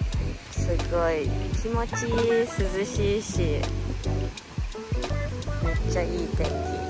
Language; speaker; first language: Japanese; early bilingual, heritage; English